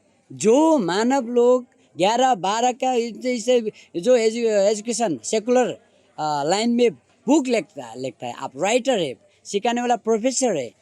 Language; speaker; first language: Hindi; non-native, learner; Nepali